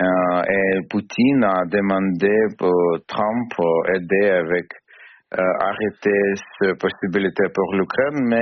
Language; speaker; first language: French; non-native, learner; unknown